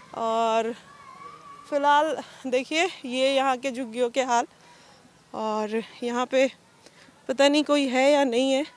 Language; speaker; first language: Hindi; native; Hindi